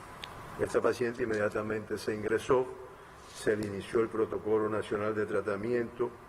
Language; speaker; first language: Spanish; native; Spanish